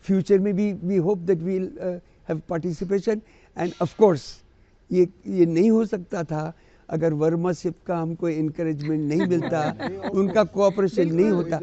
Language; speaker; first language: Hindi; native; Hindi